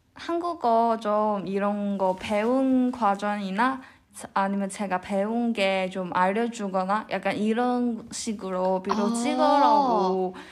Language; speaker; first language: Korean; non-native, fluent; Cantonese